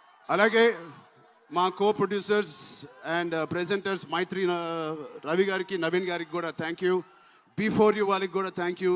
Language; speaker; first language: Telugu; native; Telugu